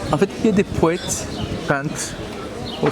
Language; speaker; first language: French; non-native, fluent; Turkish